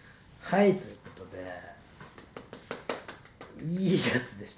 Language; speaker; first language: Japanese; native; Japanese